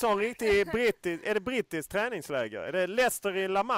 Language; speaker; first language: Swedish; native; Swedish